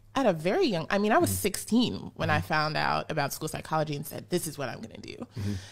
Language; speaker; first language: English; native; English